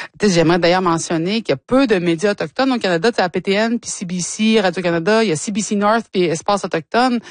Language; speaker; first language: French; native; French